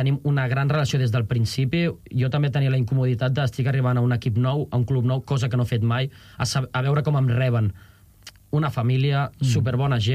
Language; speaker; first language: Catalan; native; Catalan